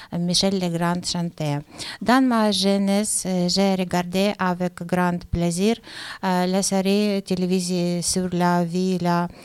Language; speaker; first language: French; non-native, learner; Ukrainian